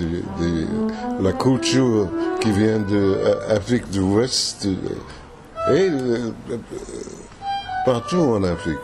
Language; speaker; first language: French; non-native, fluent; English